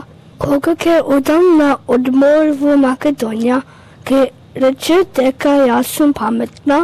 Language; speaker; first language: Macedonian; early bilingual, heritage; Macedonian